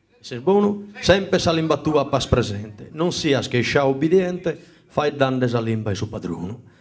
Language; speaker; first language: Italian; non-native, local second language; Sardinian